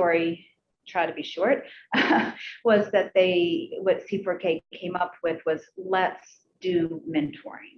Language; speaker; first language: English; native; English